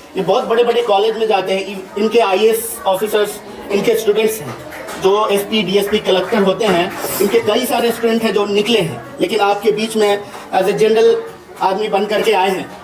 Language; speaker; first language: Hindi; native; Hindi